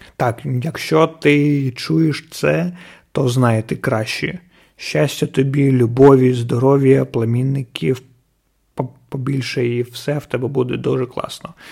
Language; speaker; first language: Ukrainian; non-native, local second language; Russian